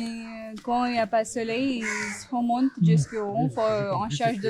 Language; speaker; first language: French; non-native, fluent; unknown